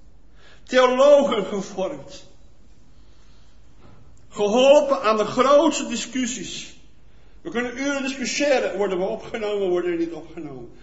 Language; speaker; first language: Dutch; non-native, fluent; Portuguese